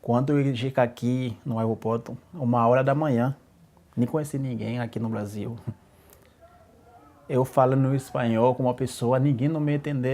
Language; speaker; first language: Portuguese; non-native, learner; Haitian Creole